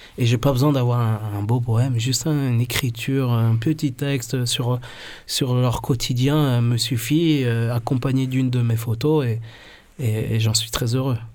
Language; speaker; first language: French; non-native, fluent; Spanish